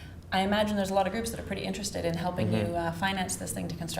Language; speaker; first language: English; native; English